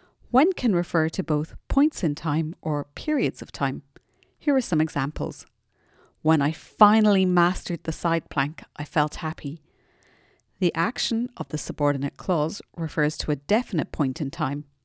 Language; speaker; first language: English; native; English